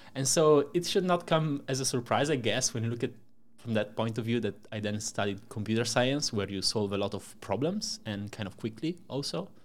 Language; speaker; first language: English; non-native, fluent; Italian